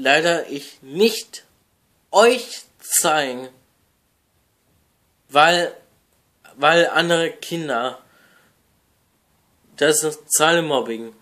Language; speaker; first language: German; non-native, learner; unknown